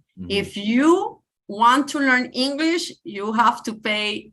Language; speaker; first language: English; non-native, learner; Spanish